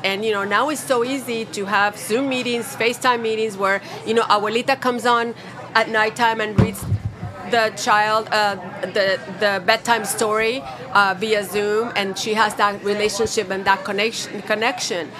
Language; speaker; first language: English; non-native, local second language; Spanish